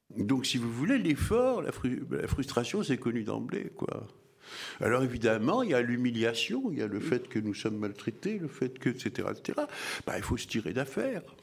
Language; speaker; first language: French; early bilingual, other home language; Arabic